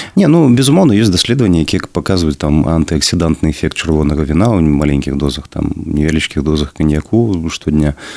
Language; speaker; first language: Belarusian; non-native, local second language; Russian